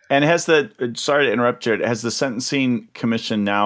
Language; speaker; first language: English; native; English